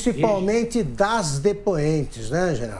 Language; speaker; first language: Portuguese; native; Portuguese